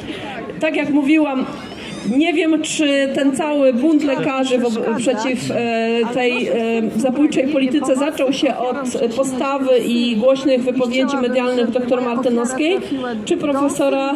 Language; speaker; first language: Polish; native; Polish